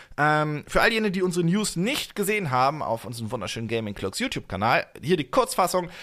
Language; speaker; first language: German; native; German